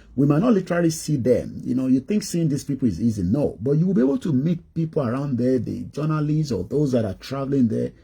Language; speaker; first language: English; non-native, local second language; Yoruba